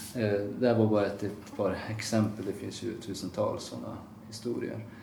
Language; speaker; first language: Swedish; non-native, fluent; Persian